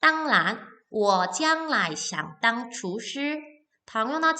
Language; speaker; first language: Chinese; non-native, fluent; Korean